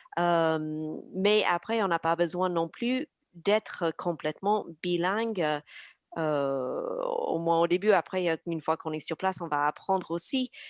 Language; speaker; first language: French; native; French